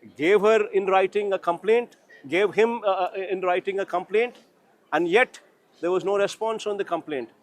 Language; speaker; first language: English; non-native, local second language; Telugu